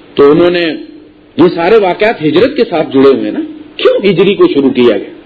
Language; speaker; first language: Urdu; non-native, local second language; Punjabi